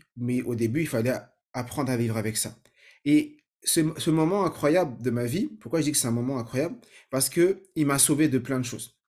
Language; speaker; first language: French; native; French